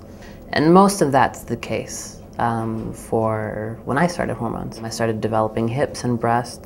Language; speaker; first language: English; native; English